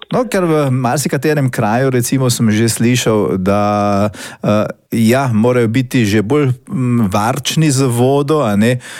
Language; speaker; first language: Slovenian; native; Slovenian